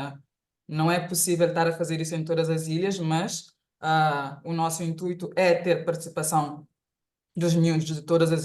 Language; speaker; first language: Portuguese; non-native, local second language; Kabuverdianu